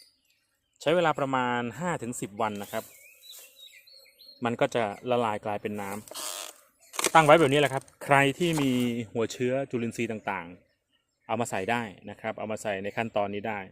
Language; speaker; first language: Thai; native; Thai